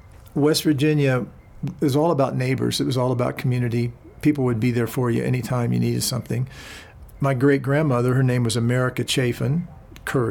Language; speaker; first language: English; native; English